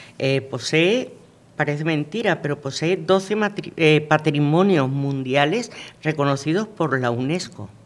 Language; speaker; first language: Spanish; native; Spanish